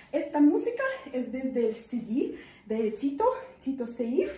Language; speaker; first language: Spanish; non-native, learner; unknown